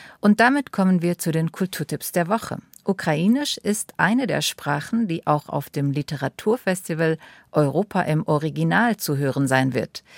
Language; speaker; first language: German; native; German